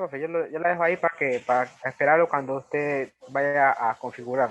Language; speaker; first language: Spanish; native; Spanish